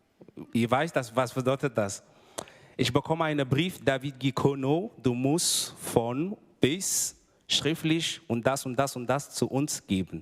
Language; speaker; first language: German; non-native, fluent; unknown